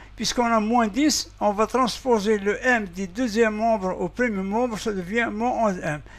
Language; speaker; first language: French; non-native, local second language; Arabic